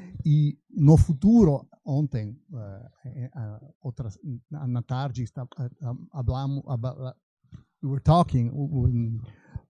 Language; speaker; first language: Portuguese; non-native, fluent; Italian